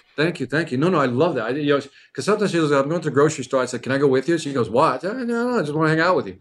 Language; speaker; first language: English; early bilingual, other home language; Spanish